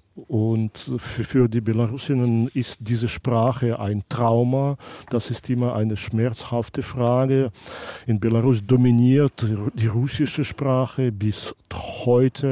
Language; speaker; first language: German; non-native, local second language; Belarusian